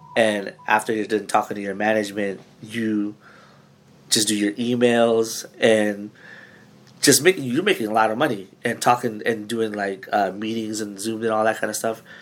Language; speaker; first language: English; early bilingual, other home language; Filipino